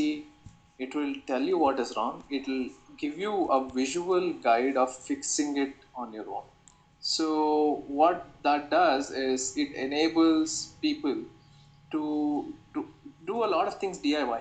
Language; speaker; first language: English; non-native, local second language; Kannada